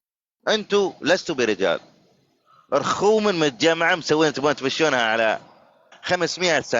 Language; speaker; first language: Arabic; native; Arabic